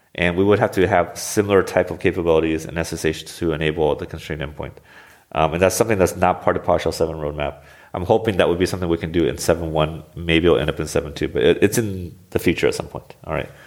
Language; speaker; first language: English; native; English